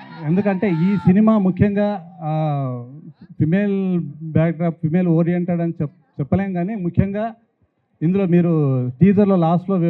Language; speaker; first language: Telugu; native; Telugu